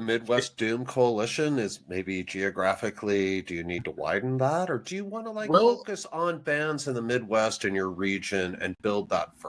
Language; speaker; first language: English; native; English